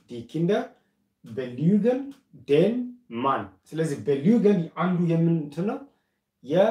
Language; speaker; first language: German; non-native, fluent; Amharic